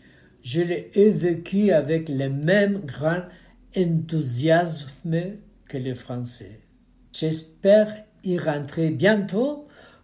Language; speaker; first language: French; non-native, fluent; Spanish